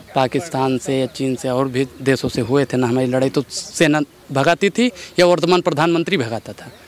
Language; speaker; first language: Hindi; native; Hindi